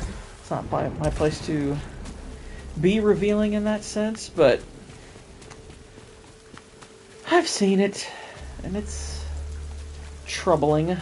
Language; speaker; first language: English; native; English